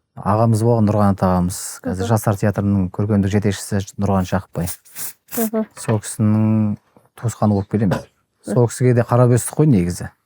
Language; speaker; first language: Kazakh; native; Kazakh